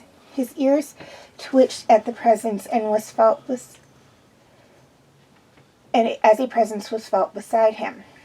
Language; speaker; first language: English; native; English